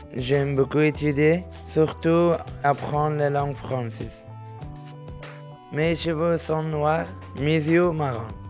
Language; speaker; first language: French; non-native, learner; Persian